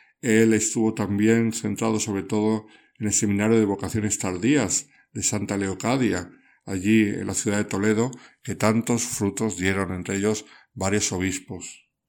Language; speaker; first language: Spanish; native; Spanish